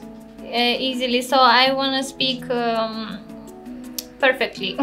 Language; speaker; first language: English; non-native, learner; Russian